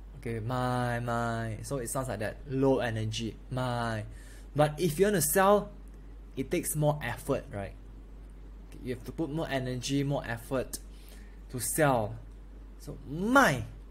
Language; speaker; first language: English; non-native, local second language; Chinese